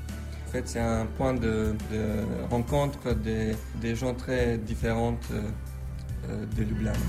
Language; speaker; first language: French; non-native, fluent; Slovenian